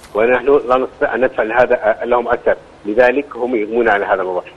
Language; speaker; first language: Arabic; native; Arabic